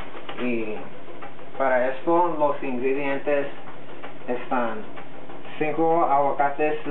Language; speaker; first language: Spanish; non-native, learner; English